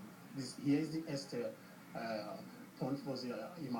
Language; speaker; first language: German; non-native, learner; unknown